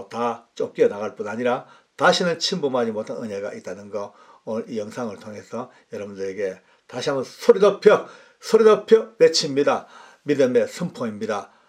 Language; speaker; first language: Korean; native; Korean